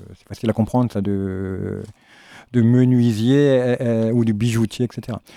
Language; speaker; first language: French; native; French